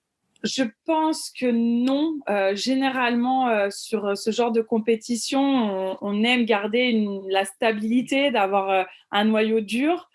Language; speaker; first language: French; native; French